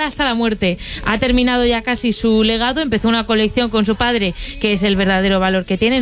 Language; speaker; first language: Spanish; native; Spanish